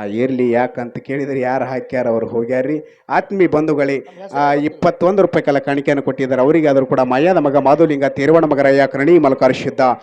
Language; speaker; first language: Kannada; native; Kannada